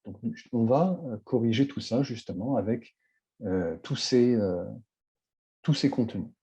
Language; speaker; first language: French; native; French